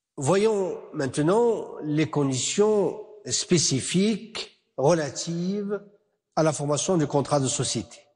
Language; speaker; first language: French; non-native, local second language; Arabic